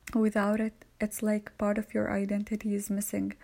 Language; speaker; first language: English; non-native, fluent; Arabic